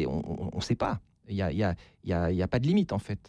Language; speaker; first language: French; native; French